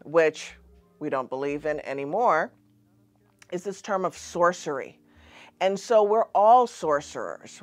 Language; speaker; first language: English; native; English